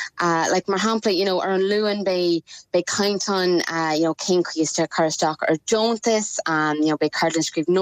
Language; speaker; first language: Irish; non-native, local second language; English